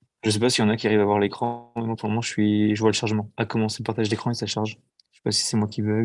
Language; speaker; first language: French; native; French